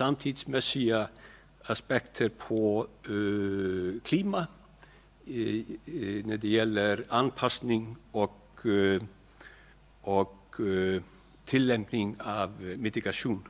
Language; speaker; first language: Swedish; non-native, fluent; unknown